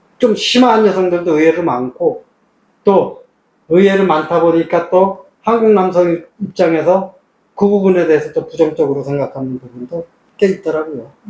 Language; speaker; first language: Korean; native; Korean